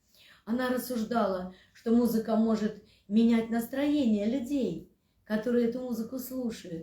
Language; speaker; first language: Russian; native; Russian